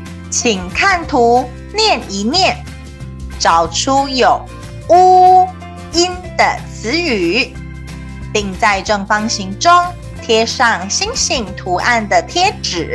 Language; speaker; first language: Chinese; native; Chinese